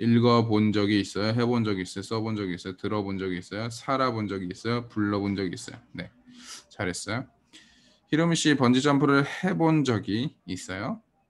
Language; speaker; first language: Korean; early bilingual, heritage; Korean